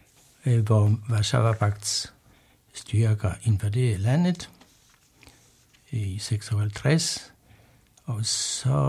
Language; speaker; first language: Danish; non-native, fluent; Polish